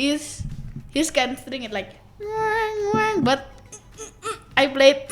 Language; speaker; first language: English; non-native, learner; Indonesian